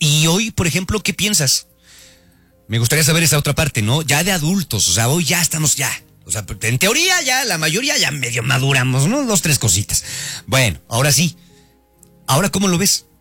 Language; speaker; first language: Spanish; native; Spanish